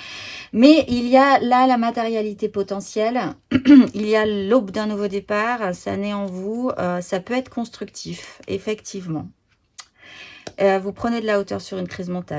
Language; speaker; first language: French; native; French